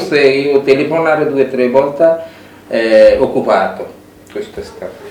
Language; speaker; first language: Italian; non-native, learner; Bangla